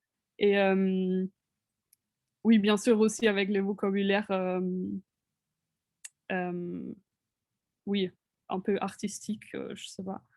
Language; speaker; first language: French; non-native, fluent; German